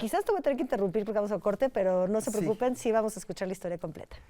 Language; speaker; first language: Spanish; native; Spanish